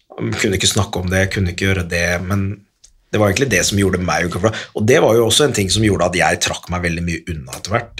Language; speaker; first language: Norwegian; early bilingual, other home language; Arabic